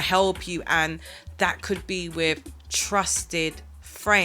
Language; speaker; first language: English; native; English